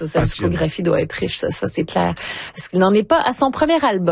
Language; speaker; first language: French; native; French